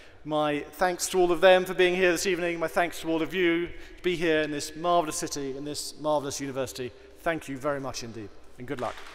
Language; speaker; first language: English; native; English